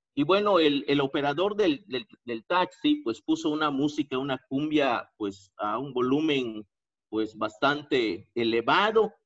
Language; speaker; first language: Spanish; native; Spanish